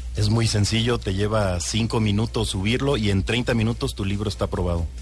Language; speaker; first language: Spanish; native; Spanish